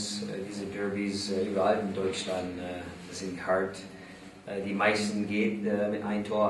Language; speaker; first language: German; non-native, learner; English